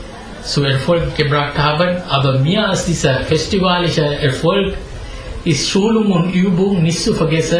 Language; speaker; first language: German; non-native, fluent; Sinhala